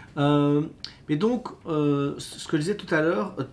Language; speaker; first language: French; native; French